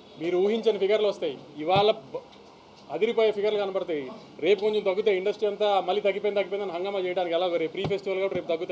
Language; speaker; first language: Telugu; native; Telugu